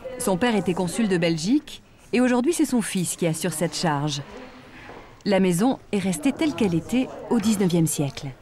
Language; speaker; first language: French; native; French